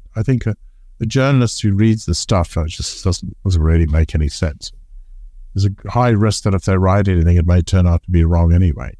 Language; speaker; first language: English; native; English